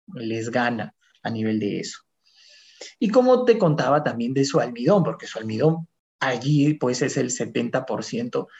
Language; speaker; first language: Spanish; native; Spanish